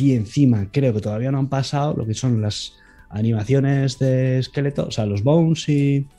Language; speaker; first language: Spanish; native; Spanish